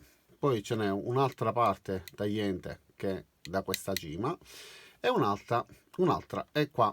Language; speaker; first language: Italian; native; Italian